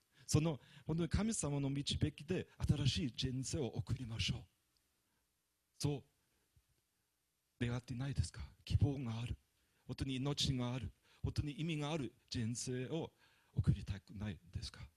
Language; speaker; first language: Japanese; non-native, fluent; German